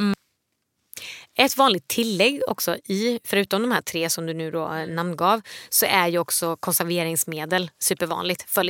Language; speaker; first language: Swedish; native; Swedish